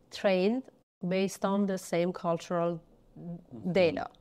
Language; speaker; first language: English; non-native, fluent; Persian